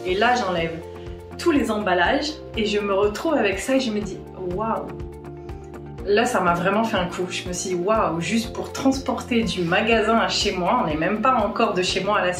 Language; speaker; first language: French; native; French